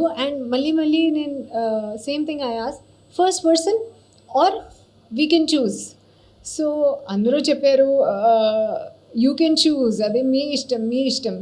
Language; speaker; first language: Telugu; non-native, learner; Hindi